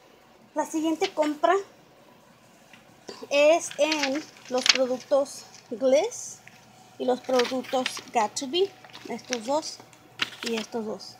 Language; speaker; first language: Spanish; native; Spanish